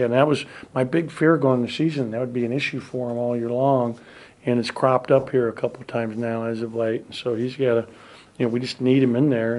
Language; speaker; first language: English; native; English